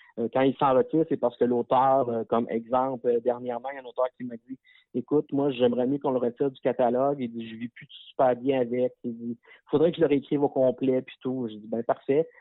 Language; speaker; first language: French; native; French